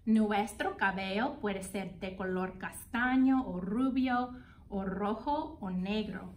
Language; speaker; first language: Spanish; non-native, fluent; English